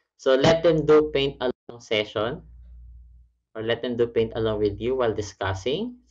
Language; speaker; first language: English; non-native, local second language; Filipino